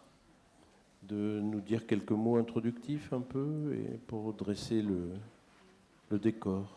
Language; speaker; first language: French; native; French